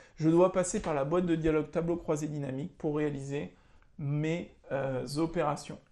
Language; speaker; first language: French; native; French